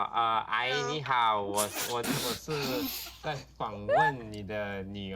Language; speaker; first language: Chinese; early bilingual, heritage; Chinese